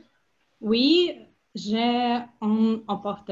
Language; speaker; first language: French; non-native, learner; Russian